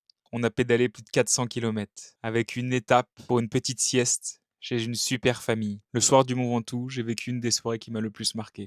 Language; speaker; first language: French; native; French